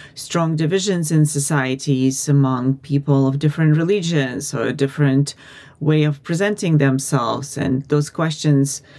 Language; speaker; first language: English; non-native, fluent; Russian